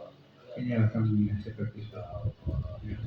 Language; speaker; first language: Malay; non-native, local second language; Javanese